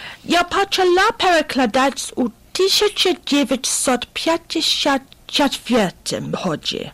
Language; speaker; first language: Belarusian; non-native, fluent; English